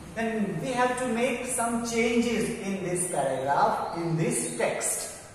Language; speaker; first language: English; non-native, local second language; Gujarati